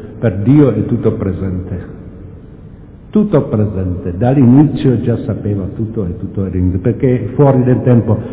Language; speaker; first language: Italian; non-native, fluent; Czech